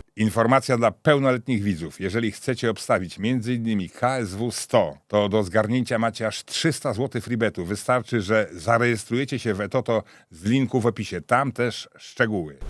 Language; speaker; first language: Polish; native; Polish